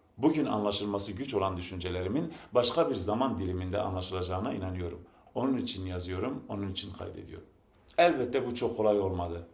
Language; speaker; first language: Turkish; non-native, local second language; Zaza